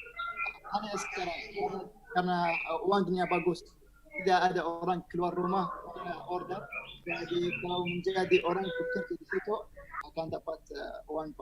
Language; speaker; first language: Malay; non-native, learner; Arabic